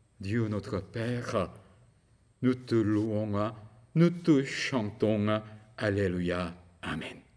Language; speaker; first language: French; non-native, fluent; Korean